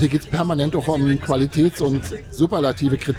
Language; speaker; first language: German; native; German